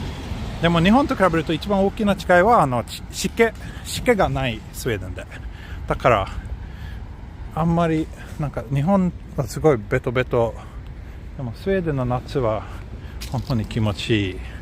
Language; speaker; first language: Japanese; non-native, fluent; Swedish